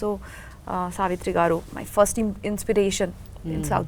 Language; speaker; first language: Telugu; non-native, learner; Bangla